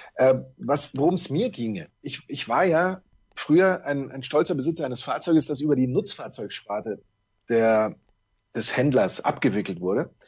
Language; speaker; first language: German; native; German